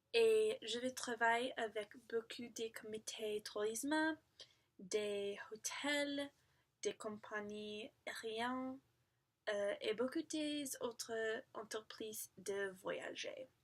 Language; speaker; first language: French; non-native, learner; English